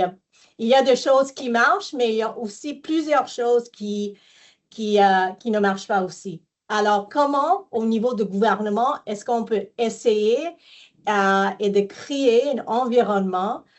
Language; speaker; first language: French; non-native, fluent; English